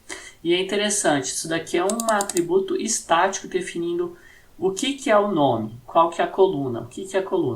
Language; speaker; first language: Portuguese; native; Portuguese